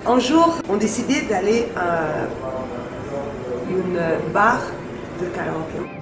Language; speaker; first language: French; non-native, learner; Portuguese